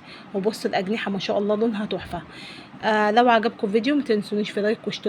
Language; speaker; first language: Arabic; native; Arabic